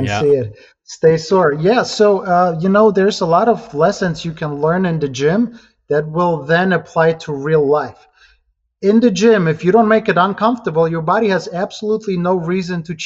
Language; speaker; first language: English; non-native, fluent; Ukrainian